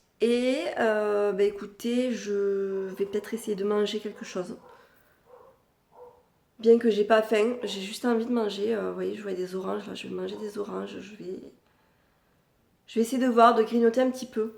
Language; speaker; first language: French; native; French